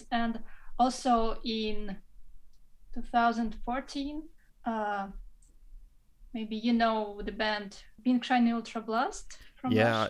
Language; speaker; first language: English; non-native, fluent; Russian